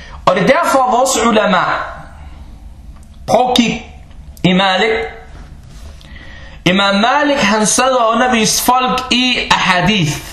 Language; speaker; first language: Danish; early bilingual, other home language; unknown